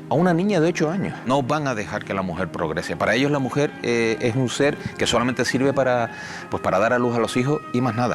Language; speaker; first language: Spanish; native; Spanish